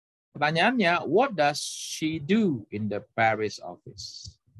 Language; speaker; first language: English; non-native, fluent; Indonesian